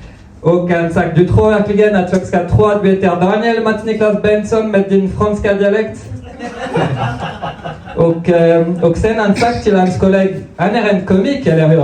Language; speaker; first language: Swedish; non-native, fluent; French